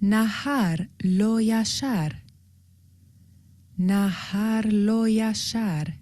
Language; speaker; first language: Hebrew; non-native, learner; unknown